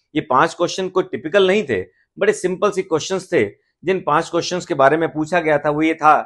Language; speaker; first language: Hindi; native; Hindi